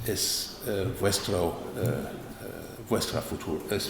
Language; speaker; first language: Spanish; non-native, fluent; German